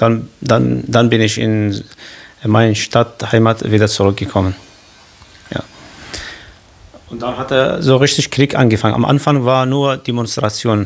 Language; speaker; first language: German; non-native, learner; Kurdish